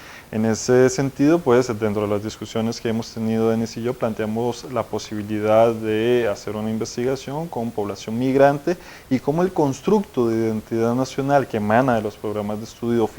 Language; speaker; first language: Spanish; native; Spanish